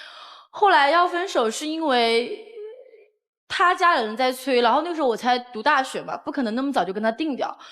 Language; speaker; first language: Chinese; native; Chinese